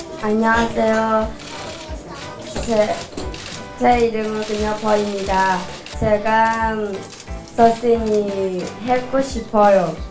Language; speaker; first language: Korean; non-native, learner; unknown